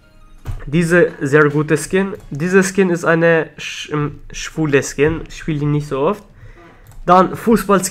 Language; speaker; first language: German; non-native, learner; Albanian